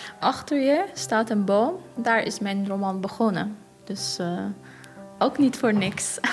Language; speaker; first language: Dutch; non-native, fluent; Persian